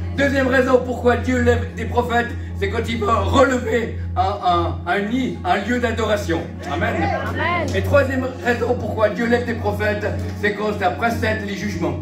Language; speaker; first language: French; early bilingual, other home language; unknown